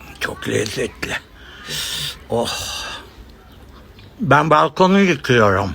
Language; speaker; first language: Turkish; native; Turkish